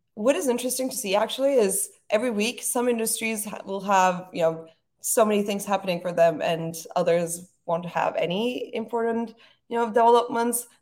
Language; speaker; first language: English; non-native, fluent; Turkish